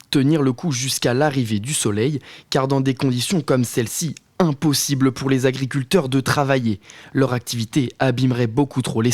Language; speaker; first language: French; native; French